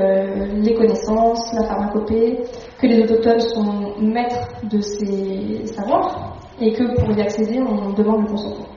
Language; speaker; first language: French; native; French